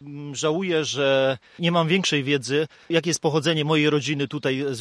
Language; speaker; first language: Polish; native; Polish